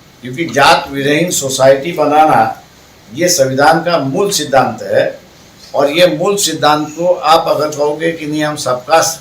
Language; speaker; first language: Hindi; non-native, local second language; Marathi